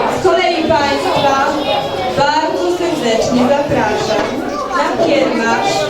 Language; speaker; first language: Polish; native; Polish